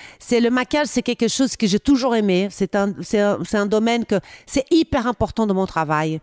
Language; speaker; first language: French; non-native, fluent; Portuguese